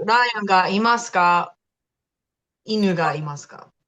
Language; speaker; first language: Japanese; non-native, fluent; English